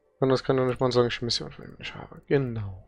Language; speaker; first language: German; native; German